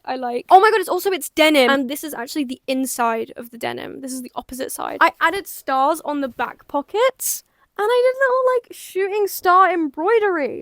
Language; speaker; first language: English; native; English